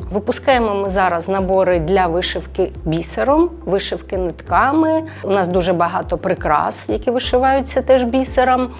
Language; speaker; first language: Ukrainian; non-native, local second language; Russian